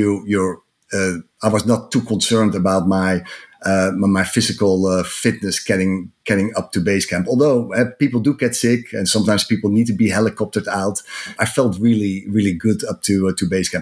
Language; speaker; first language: English; non-native, fluent; Dutch